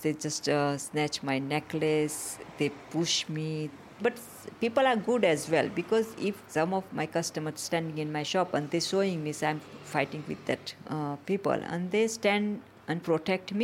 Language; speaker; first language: English; non-native, local second language; Gujarati